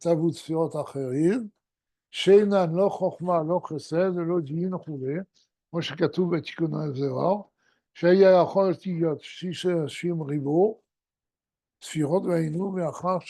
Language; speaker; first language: Hebrew; non-native, fluent; French